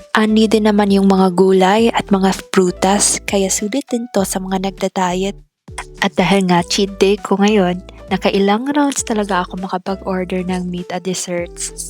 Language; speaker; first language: Filipino; native; Filipino